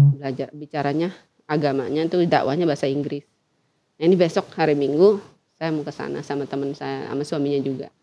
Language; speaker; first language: Indonesian; non-native, local second language; Sundanese